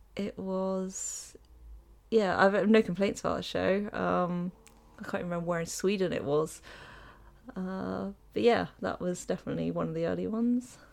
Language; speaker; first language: English; native; English